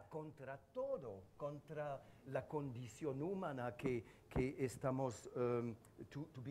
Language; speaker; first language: Spanish; non-native, learner; French